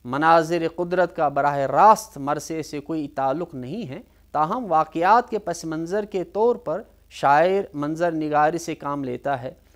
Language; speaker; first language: Urdu; non-native, local second language; Kashmiri